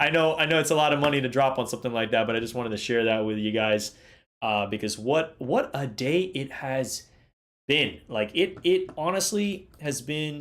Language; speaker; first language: English; native; English